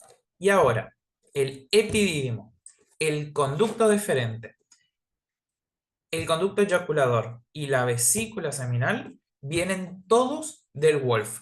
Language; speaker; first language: Spanish; native; Spanish